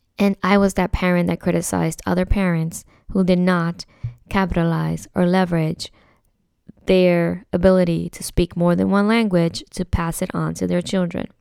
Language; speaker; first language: English; early bilingual, other home language; Spanish